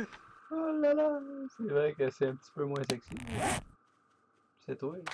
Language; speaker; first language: French; native; French